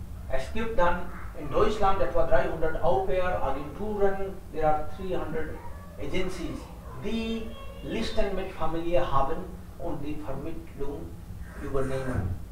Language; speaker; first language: German; non-native, fluent; Hindi